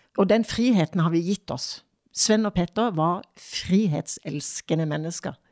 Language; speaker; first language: Norwegian; native; Norwegian